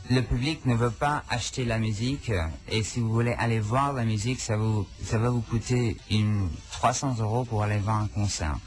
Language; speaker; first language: French; non-native, local second language; English